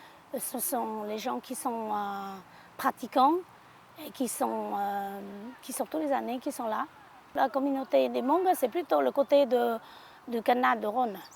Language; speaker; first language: French; non-native, learner; Hmong